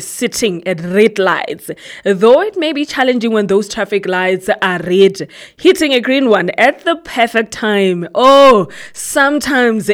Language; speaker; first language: English; non-native, local second language; Southern Sotho